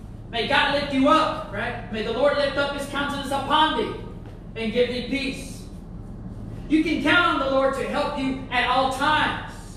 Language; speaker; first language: English; early bilingual, other home language; Spanish